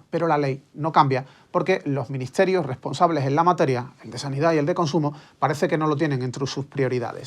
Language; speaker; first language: Spanish; native; Spanish